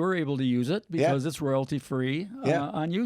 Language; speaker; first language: English; native; English